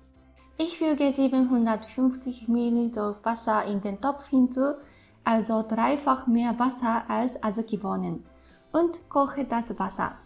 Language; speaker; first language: German; non-native, fluent; Japanese